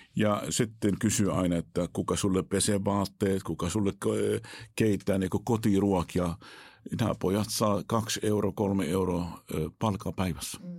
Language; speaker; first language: Finnish; non-native, fluent; Arabic